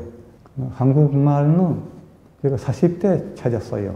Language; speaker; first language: Korean; early bilingual, heritage; Korean